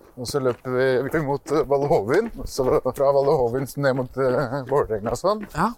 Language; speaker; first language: Norwegian; early bilingual, other home language; Persian